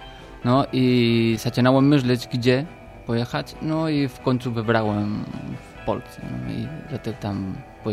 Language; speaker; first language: Polish; non-native, learner; Spanish